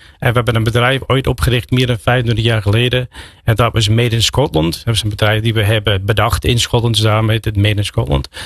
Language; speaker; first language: Dutch; non-native, fluent; English